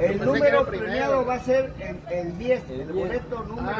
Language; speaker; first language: Spanish; native; Spanish